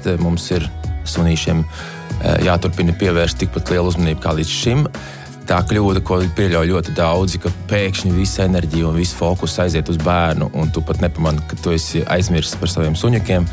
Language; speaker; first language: Latvian; native; Latvian